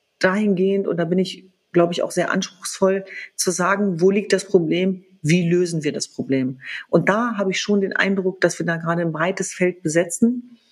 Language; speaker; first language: German; early bilingual, other home language; Kurdish